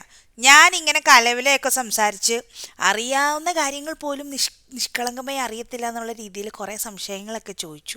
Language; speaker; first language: Malayalam; native; Malayalam